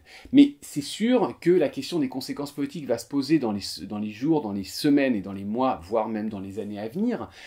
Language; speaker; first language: French; native; French